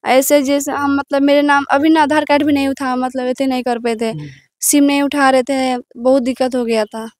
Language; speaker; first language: Hindi; native; Hindi